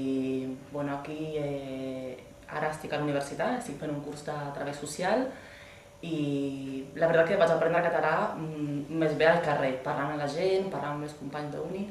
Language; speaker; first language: Catalan; non-native, fluent; Italian